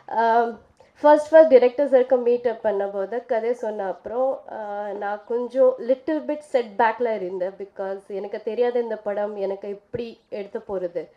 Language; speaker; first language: Tamil; non-native, fluent; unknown